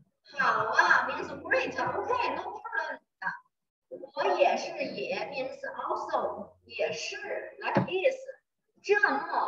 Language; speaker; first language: English; non-native, learner; Chinese